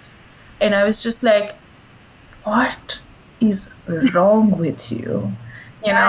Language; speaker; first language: English; non-native, local second language; Hindi